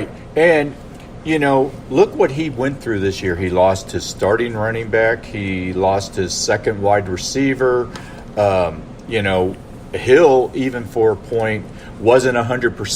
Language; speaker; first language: English; native; English